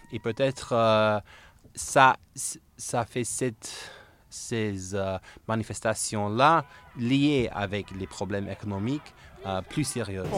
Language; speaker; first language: French; non-native, fluent; English